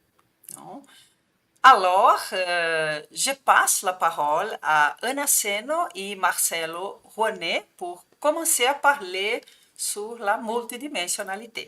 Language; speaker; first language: French; non-native, fluent; Portuguese